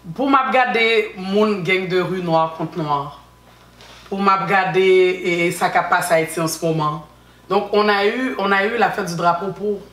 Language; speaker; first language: French; early bilingual, other home language; Haitian Creole